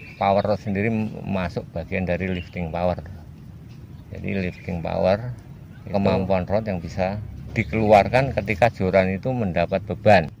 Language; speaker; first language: Indonesian; non-native, local second language; Javanese